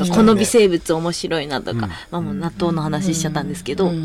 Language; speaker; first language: Japanese; native; Japanese